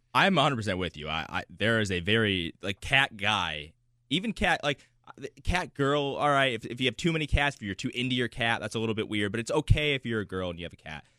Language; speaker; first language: English; native; English